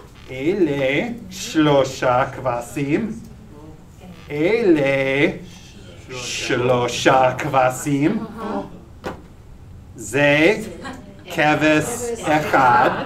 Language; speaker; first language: Hebrew; non-native, learner; English